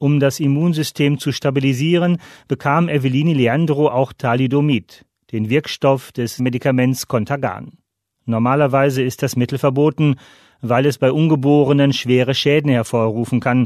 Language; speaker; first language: German; native; German